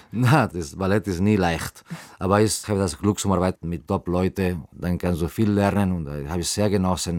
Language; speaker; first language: German; non-native, fluent; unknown